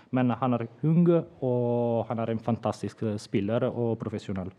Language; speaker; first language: Norwegian; non-native, fluent; Italian